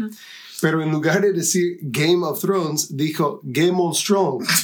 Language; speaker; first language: Spanish; non-native, fluent; English